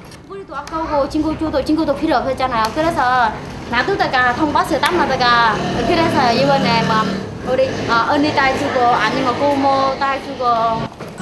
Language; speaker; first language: Korean; non-native, learner; Vietnamese